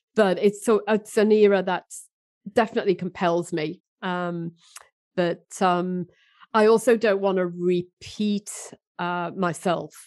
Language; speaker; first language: English; native; English